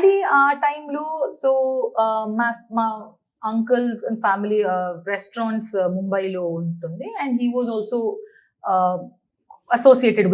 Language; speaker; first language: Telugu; non-native, local second language; Tulu